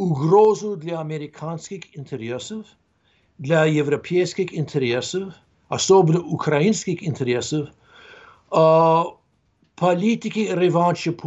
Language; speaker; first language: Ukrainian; non-native, fluent; English